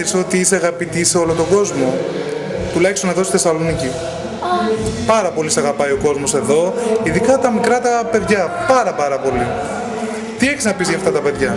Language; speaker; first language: Greek; native; Greek